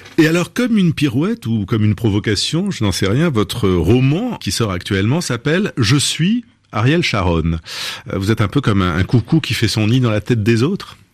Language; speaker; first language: French; native; French